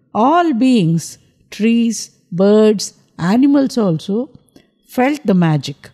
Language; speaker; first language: English; non-native, local second language; Telugu